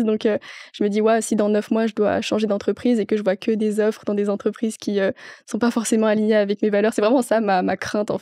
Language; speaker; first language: French; native; French